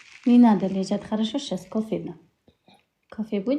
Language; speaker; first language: Russian; non-native, learner; Uzbek